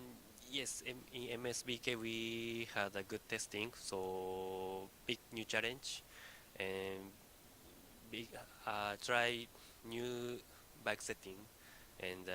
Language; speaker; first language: English; non-native, learner; Indonesian